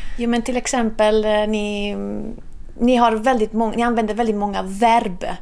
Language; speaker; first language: Swedish; non-native, fluent; Italian